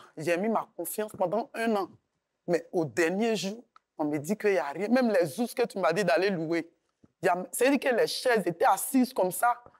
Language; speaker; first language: French; native; French